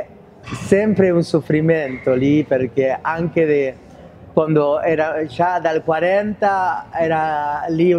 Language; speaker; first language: Italian; non-native, fluent; Spanish